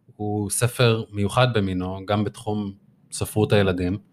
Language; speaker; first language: Hebrew; native; Hebrew